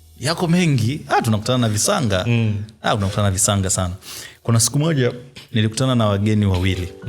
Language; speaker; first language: Swahili; native; Swahili